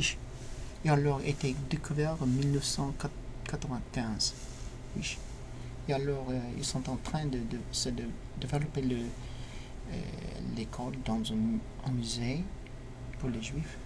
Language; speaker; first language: French; non-native, learner; English